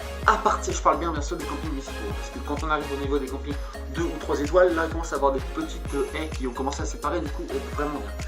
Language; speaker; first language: French; native; French